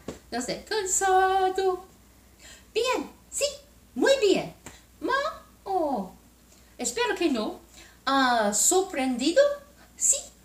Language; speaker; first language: Spanish; non-native, learner; English